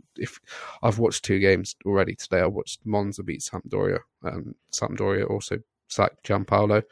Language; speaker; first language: English; native; English